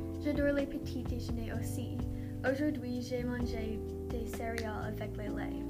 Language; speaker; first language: French; non-native, learner; English